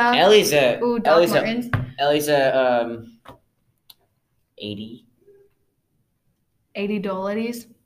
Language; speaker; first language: Portuguese; non-native, learner; English